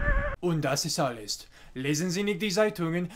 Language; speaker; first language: German; non-native, learner; English